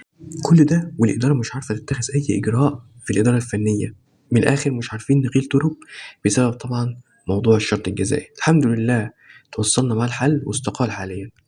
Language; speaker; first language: Arabic; native; Arabic